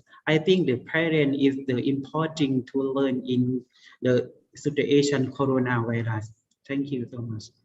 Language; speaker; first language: English; non-native, learner; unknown